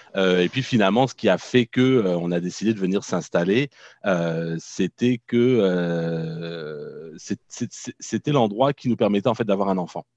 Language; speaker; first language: French; native; French